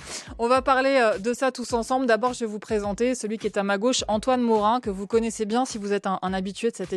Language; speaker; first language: French; native; French